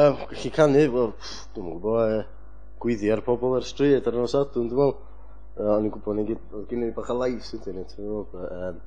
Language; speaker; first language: Welsh; native; Welsh